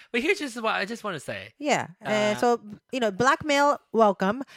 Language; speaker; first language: English; non-native, fluent; Japanese